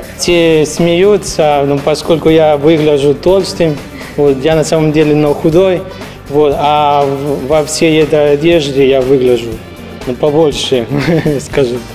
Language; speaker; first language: Russian; non-native, fluent; Spanish